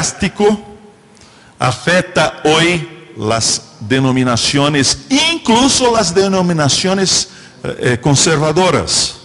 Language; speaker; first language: Spanish; non-native, fluent; Portuguese